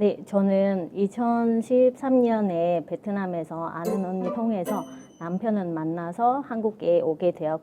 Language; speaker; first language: Korean; non-native, fluent; Vietnamese